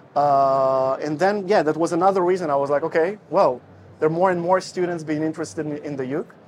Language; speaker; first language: English; non-native, fluent; Russian